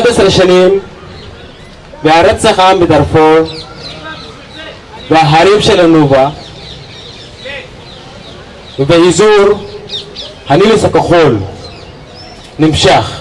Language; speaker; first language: Hebrew; non-native, fluent; Arabic